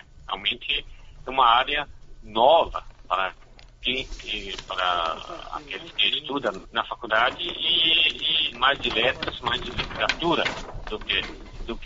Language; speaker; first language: Portuguese; non-native, fluent; Chinese